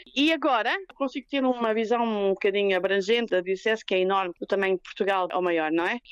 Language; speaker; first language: Portuguese; native; Portuguese